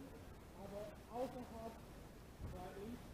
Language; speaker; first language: German; non-native, fluent; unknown